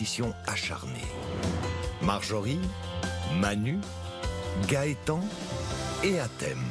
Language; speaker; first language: French; native; French